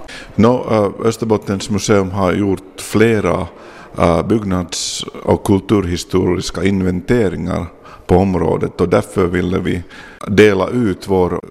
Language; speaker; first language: Swedish; non-native, local second language; Finnish